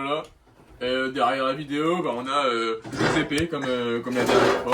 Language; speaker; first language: French; native; French